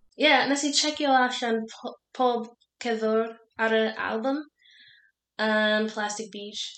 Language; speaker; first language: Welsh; non-native, learner; English